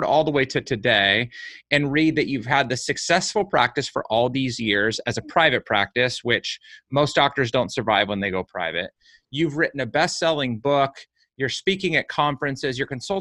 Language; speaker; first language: English; native; English